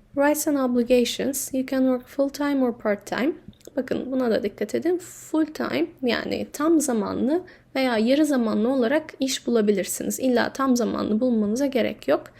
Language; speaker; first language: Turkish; native; Turkish